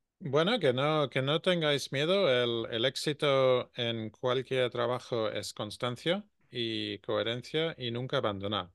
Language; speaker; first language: Spanish; non-native, fluent; English